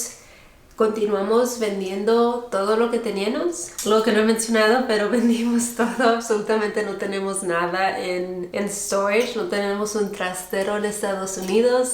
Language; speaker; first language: Spanish; early bilingual, heritage; Spanish